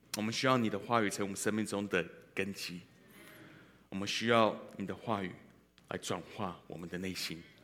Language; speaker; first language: Chinese; early bilingual, heritage; Chinese